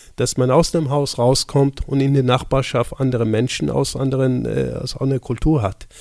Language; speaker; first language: German; non-native, fluent; Persian